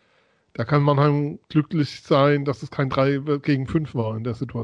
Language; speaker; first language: German; native; German